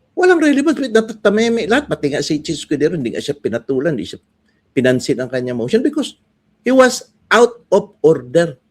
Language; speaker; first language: Filipino; non-native, local second language; Cebuano